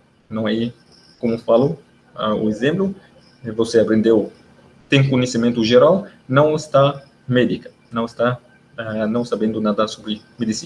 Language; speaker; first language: Portuguese; non-native, learner; Arabic